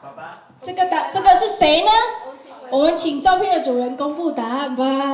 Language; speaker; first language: Chinese; native; Chinese